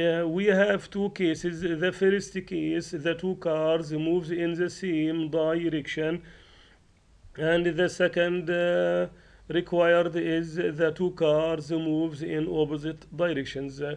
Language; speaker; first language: English; non-native, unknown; Arabic